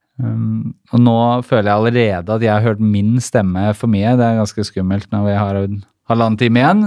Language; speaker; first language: Norwegian; native; Norwegian